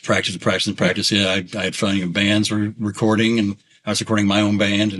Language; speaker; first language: English; native; English